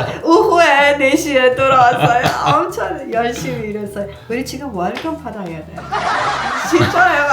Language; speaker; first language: Korean; non-native, learner; Persian